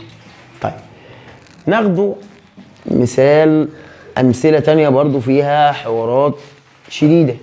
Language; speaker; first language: Arabic; native; Arabic